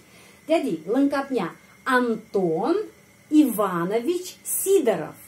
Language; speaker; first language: Indonesian; non-native, fluent; Russian